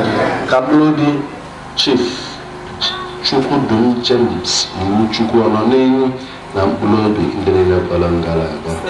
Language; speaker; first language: Igbo; native; Igbo